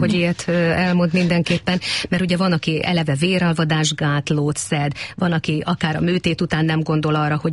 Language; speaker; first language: Hungarian; native; Hungarian